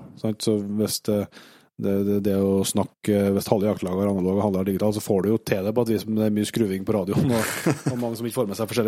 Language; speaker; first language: Norwegian; native; Norwegian